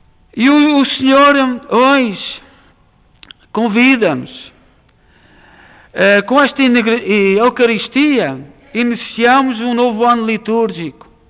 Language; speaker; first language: Portuguese; native; Portuguese